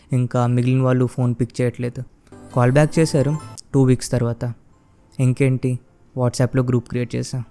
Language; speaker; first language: Telugu; early bilingual, heritage; Telugu